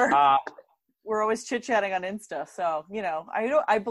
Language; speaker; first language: English; native; English